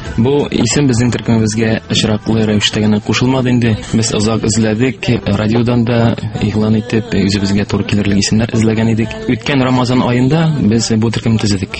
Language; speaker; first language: Tatar; native; Tatar